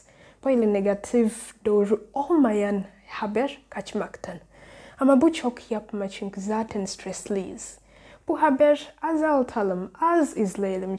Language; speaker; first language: Turkish; non-native, learner; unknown